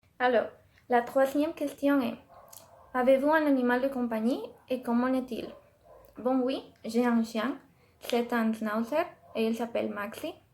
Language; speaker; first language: French; non-native, learner; Spanish